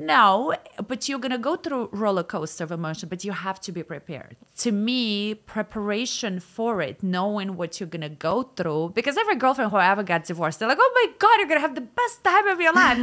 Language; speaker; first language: English; non-native, fluent; Russian